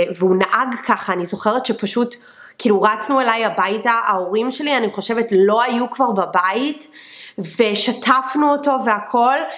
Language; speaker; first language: Hebrew; non-native, fluent; English